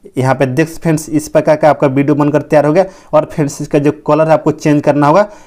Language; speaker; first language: Hindi; native; Hindi